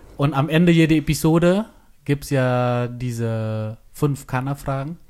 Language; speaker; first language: German; non-native, fluent; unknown